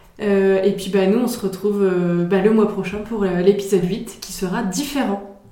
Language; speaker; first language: French; native; French